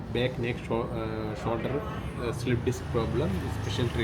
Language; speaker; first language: English; non-native, local second language; Malayalam